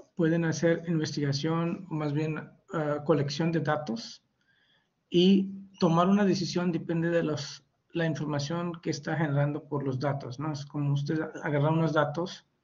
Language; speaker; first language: Spanish; non-native, fluent; Hindi